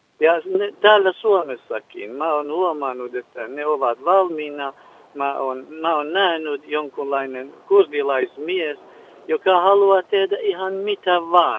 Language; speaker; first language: Finnish; non-native, learner; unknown